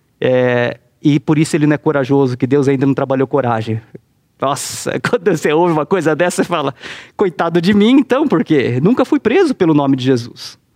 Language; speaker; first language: Portuguese; native; Portuguese